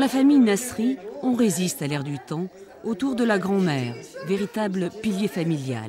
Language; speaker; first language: French; native; French